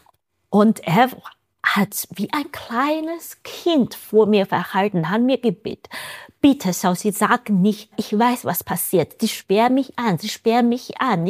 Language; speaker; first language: German; non-native, fluent; Chinese